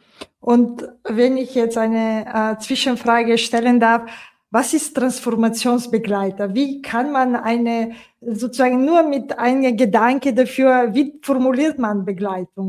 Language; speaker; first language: German; non-native, fluent; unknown